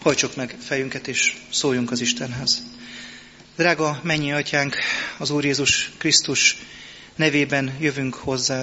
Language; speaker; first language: Hungarian; native; Hungarian